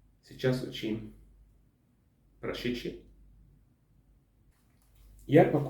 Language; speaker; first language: Russian; non-native, learner; Arabic